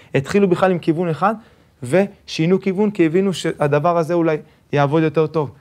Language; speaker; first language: Hebrew; early bilingual, other home language; Spanish